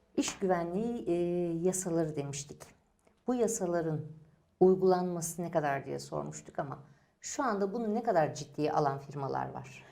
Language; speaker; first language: Turkish; native; Turkish